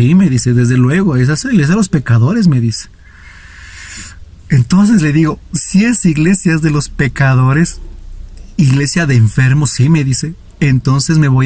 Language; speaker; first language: Spanish; native; Spanish